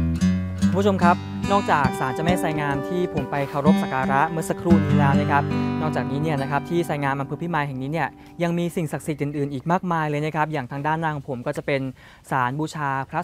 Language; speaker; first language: Thai; native; Thai